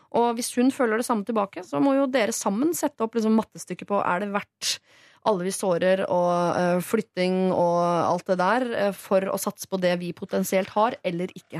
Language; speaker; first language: Norwegian; native; Norwegian